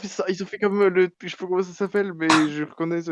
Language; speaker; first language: French; native; French